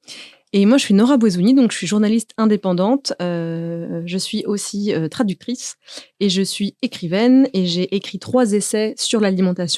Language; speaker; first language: French; native; French